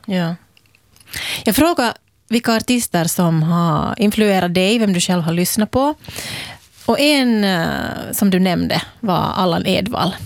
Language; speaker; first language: Swedish; native; Swedish